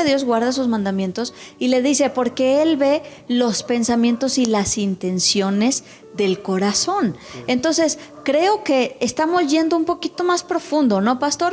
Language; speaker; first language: Spanish; native; Spanish